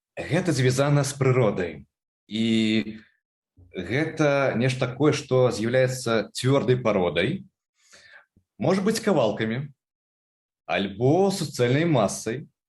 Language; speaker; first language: Belarusian; non-native, local second language; Russian